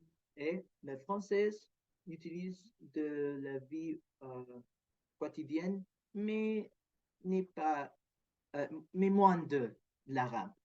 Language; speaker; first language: French; non-native, learner; Arabic